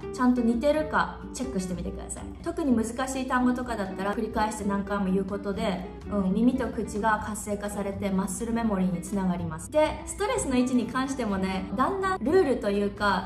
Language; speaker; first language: Japanese; native; Japanese